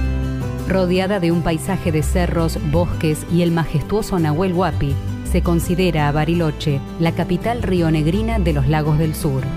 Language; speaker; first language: Spanish; native; Spanish